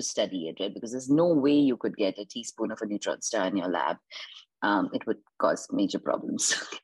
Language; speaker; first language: English; non-native, local second language; Hindi